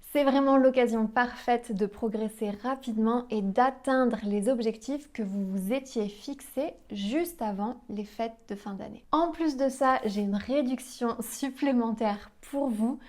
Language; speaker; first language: French; native; French